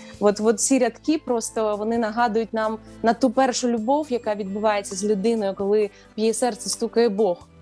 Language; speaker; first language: Ukrainian; non-native, local second language; Russian